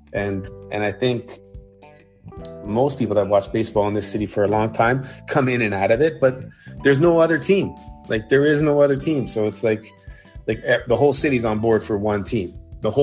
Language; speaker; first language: English; native; English